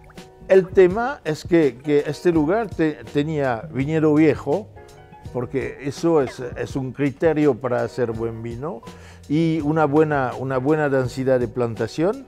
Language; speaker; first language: Spanish; non-native, fluent; French